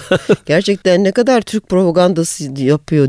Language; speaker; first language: Turkish; native; Turkish